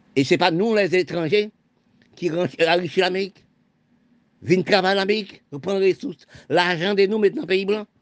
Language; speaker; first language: French; non-native, local second language; Haitian Creole